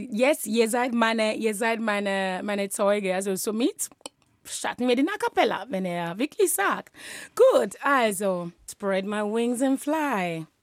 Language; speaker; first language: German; non-native, fluent; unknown